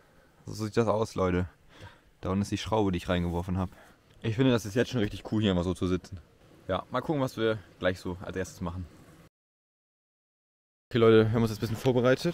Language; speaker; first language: German; native; German